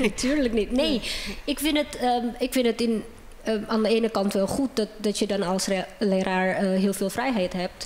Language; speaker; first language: Dutch; non-native, fluent; Indonesian